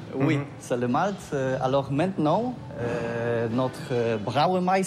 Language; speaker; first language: French; non-native, learner; Polish